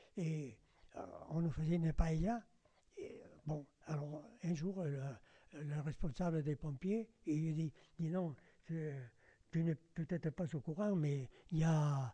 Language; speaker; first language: French; non-native, fluent; Spanish